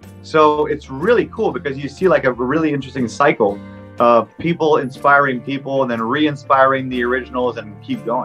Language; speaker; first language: English; non-native, local second language; French